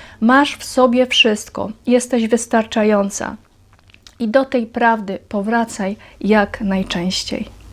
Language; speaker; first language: Polish; native; Polish